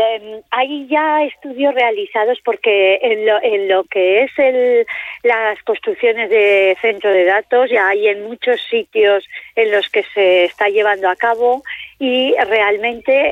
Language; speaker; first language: Spanish; native; Spanish